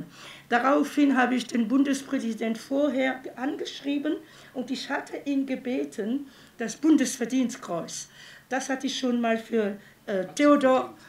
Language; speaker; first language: German; non-native, fluent; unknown